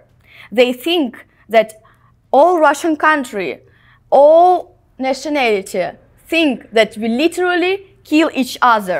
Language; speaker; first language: English; non-native, fluent; Ukrainian